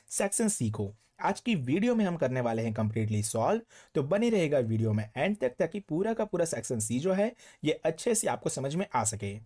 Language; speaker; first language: Hindi; non-native, local second language; Gujarati